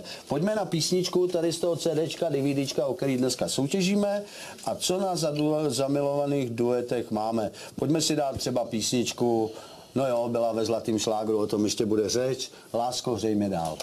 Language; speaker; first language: Czech; native; Czech